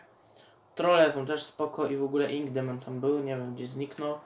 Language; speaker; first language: Polish; native; Polish